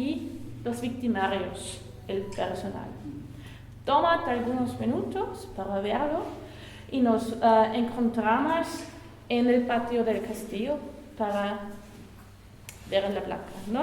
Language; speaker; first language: Spanish; non-native, learner; German